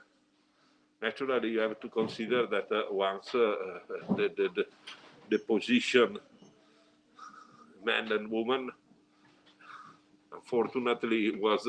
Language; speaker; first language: English; non-native, learner; Italian